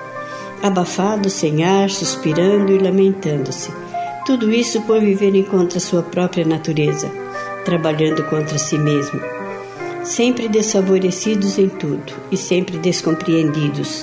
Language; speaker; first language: Portuguese; native; Portuguese